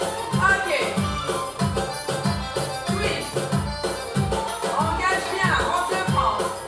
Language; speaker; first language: French; native; French